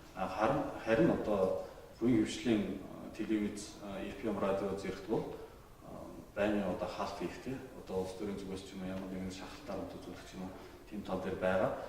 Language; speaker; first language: Mongolian; non-native, local second language; Kazakh